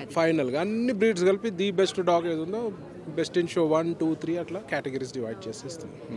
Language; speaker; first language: Telugu; native; Telugu